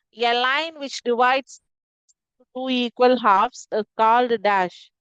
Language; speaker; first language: English; non-native, local second language; Tamil